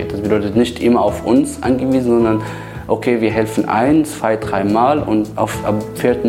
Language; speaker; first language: German; non-native, fluent; Arabic